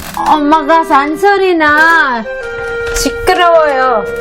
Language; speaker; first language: Korean; non-native, learner; Filipino